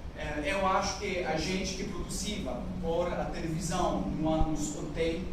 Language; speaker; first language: Portuguese; non-native, learner; French